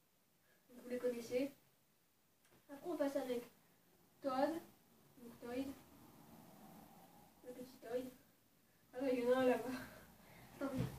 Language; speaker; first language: French; native; French